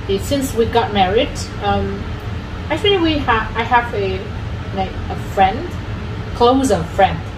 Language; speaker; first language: English; non-native, fluent; Vietnamese